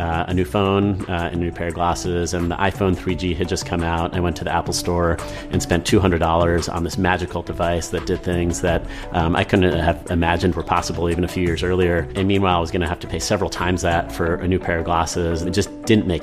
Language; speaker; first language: English; native; English